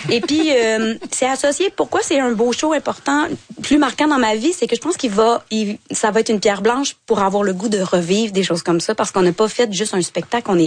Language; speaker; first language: French; native; French